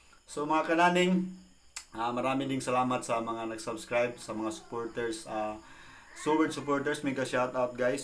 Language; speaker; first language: Filipino; non-native, local second language; Cebuano